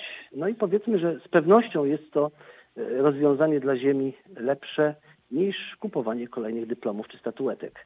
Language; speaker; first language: Polish; native; Polish